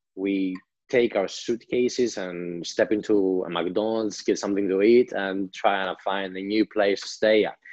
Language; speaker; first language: English; non-native, fluent; Greek